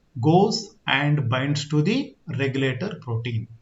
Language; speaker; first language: English; non-native, local second language; Kannada